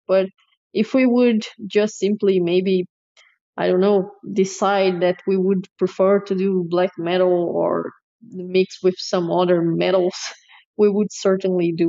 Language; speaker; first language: English; non-native, fluent; Portuguese